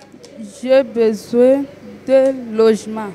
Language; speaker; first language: French; non-native, learner; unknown